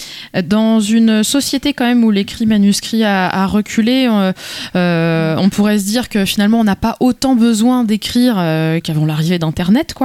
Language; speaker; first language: French; native; French